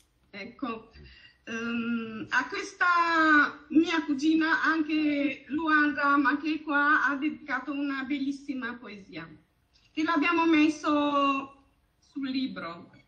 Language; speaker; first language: Italian; non-native, fluent; Albanian